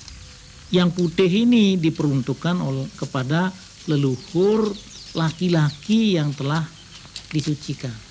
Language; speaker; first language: Indonesian; native; Indonesian